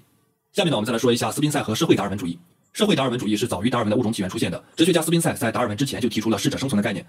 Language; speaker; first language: Chinese; native; Chinese